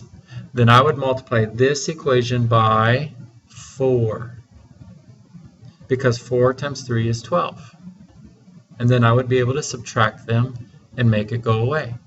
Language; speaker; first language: English; native; English